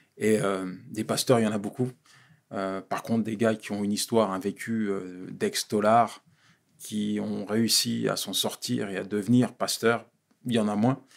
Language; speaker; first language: French; native; French